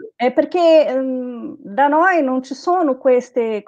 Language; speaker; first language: Italian; non-native, learner; Portuguese